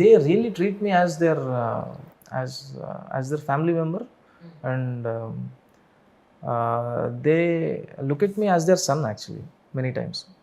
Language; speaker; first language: English; non-native, local second language; Telugu